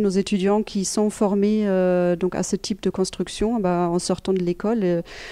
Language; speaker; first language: French; non-native, fluent; German